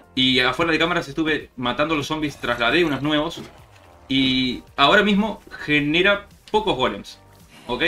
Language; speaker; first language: Spanish; native; Spanish